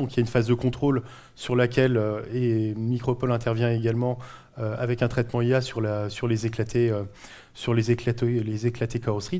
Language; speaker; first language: French; native; French